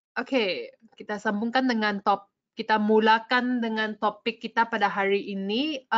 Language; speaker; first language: Malay; non-native, local second language; English